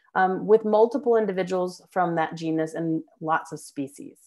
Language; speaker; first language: English; native; English